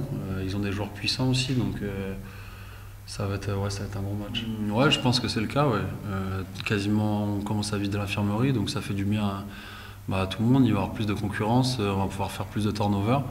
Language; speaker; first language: French; native; French